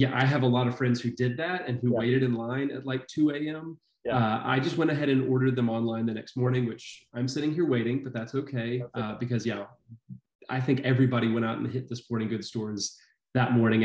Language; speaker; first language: English; native; English